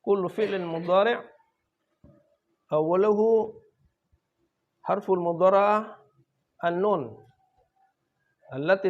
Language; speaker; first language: Arabic; non-native, fluent; Indonesian